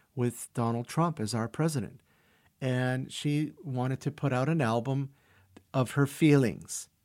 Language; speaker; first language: English; early bilingual, other home language; Russian